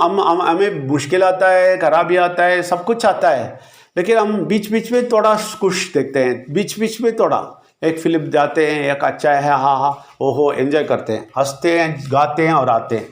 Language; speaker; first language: Hindi; non-native, local second language; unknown